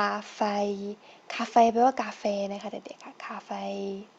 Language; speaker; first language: Chinese; non-native, fluent; Thai